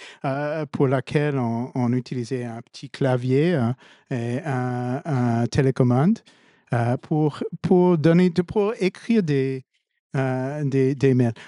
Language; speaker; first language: French; non-native, fluent; English